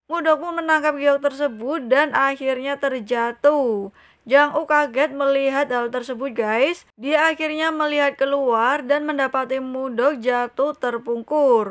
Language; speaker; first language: Indonesian; native; Indonesian